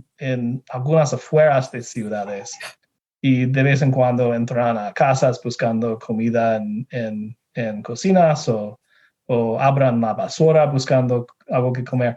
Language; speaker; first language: Spanish; non-native, fluent; English